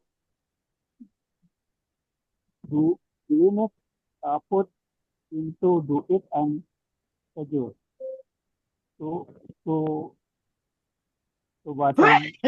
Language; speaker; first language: English; non-native, learner; Indonesian